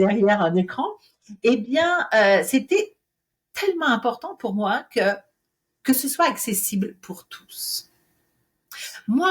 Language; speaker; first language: French; native; French